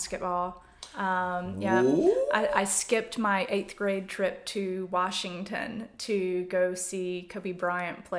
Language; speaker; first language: English; native; English